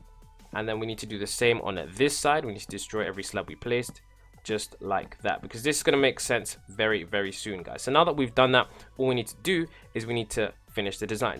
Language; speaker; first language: English; native; English